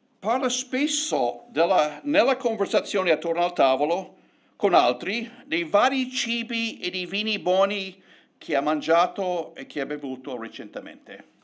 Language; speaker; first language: Italian; non-native, fluent; English